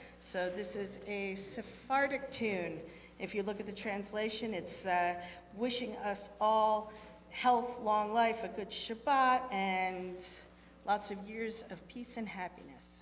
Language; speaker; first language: English; native; English